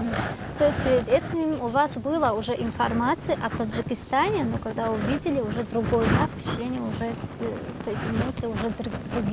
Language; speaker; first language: Russian; non-native, local second language; Tajik